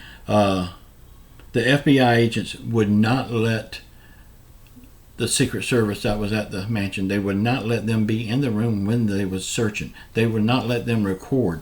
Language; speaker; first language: English; native; English